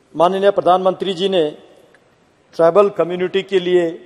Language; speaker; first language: Hindi; native; Hindi